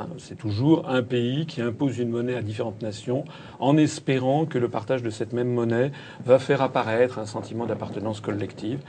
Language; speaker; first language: French; native; French